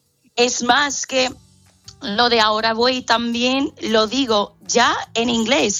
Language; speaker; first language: Spanish; non-native, fluent; English